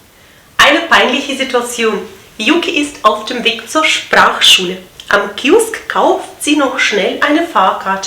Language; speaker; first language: German; non-native, fluent; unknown